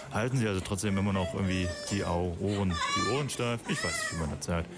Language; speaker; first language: German; native; German